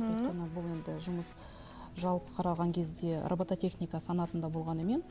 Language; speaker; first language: Kazakh; native; Kazakh